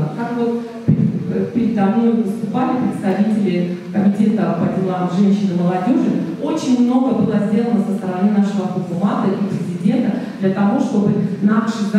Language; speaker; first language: Russian; non-native, local second language; Tajik